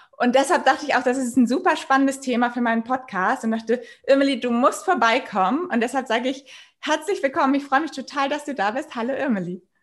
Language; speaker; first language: German; native; German